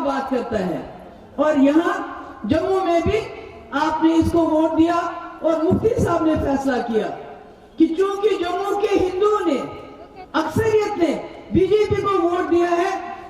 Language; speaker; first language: Urdu; non-native, local second language; Kashmiri